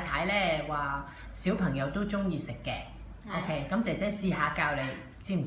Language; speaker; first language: Cantonese; native; Cantonese